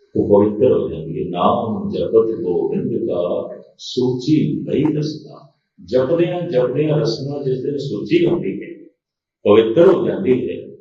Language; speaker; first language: Urdu; non-native, local second language; Punjabi